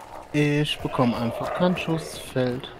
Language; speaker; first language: German; native; German